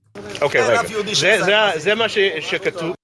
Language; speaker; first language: Hebrew; non-native, fluent; English